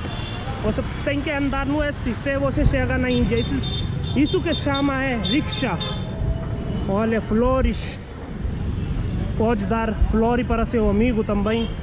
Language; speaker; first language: Portuguese; non-native, learner; Hindi